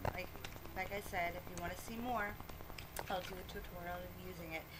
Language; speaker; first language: English; native; English